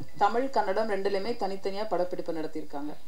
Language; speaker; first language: Tamil; native; Tamil